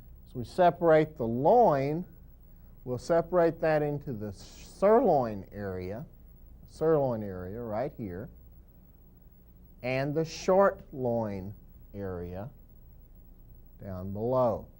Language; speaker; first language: English; native; English